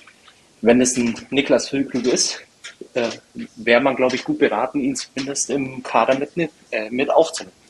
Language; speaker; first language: German; native; German